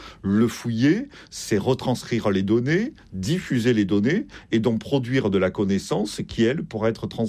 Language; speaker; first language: French; native; French